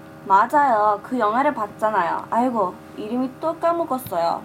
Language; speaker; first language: Korean; early bilingual, heritage; English